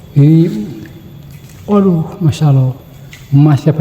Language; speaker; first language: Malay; non-native, local second language; Sundanese